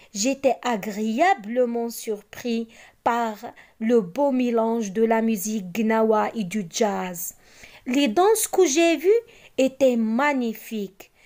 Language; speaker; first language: French; non-native, local second language; Arabic